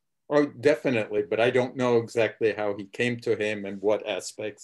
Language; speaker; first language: English; early bilingual, other home language; Czech